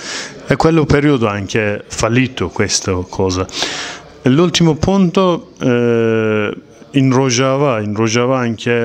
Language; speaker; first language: Italian; non-native, learner; Kurdish